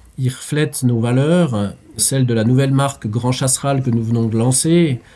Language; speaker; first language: French; native; French